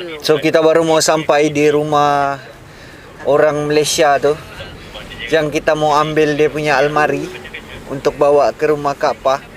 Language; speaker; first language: Malay; native; Malay